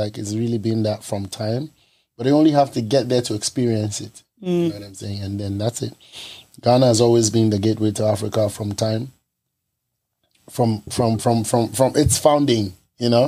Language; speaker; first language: English; non-native, local second language; Ewe